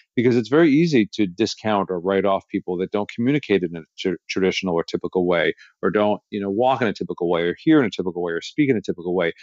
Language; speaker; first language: English; native; English